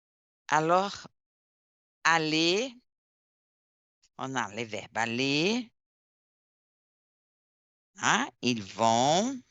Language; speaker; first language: French; non-native, fluent; Portuguese